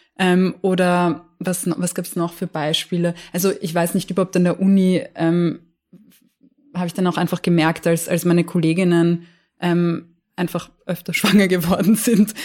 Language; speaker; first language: German; native; German